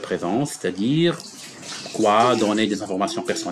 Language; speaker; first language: French; non-native, local second language; Arabic